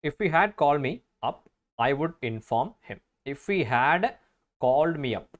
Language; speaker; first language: English; non-native, local second language; Malayalam